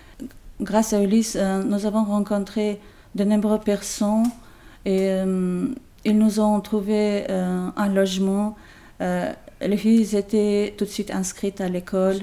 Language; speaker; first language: French; non-native, learner; Chechen